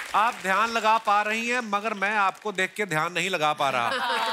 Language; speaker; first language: Hindi; native; Hindi